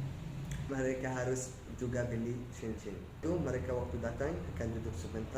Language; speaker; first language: Indonesian; non-native, learner; Arabic